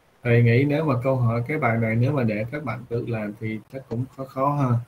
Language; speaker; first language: Vietnamese; native; Vietnamese